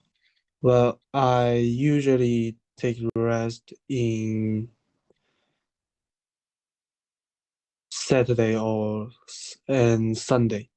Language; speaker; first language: English; non-native, learner; Chinese